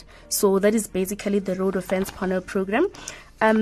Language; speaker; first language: English; non-native, local second language; Northern Sotho